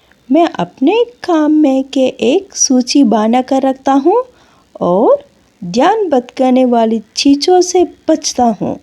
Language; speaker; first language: Hindi; non-native, local second language; Telugu